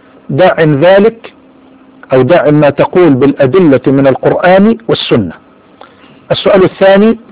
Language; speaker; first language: Arabic; native; Arabic